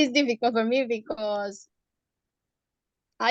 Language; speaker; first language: English; non-native, learner; Spanish